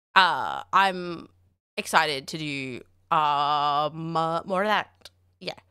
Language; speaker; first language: English; native; English